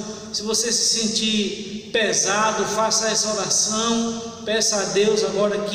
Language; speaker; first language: Portuguese; native; Portuguese